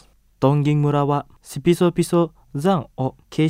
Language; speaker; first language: Japanese; non-native, fluent; Indonesian